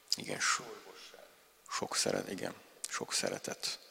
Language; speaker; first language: Hungarian; native; Hungarian